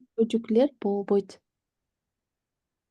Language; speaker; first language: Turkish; non-native, fluent; Kyrgyz